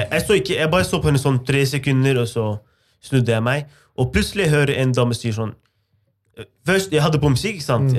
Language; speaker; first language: Norwegian; non-native, fluent; Arabic